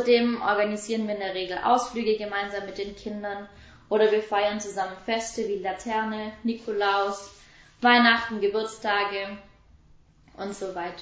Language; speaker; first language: German; native; German